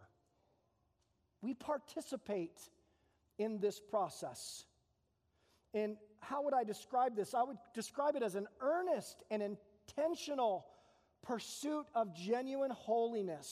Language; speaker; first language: English; native; English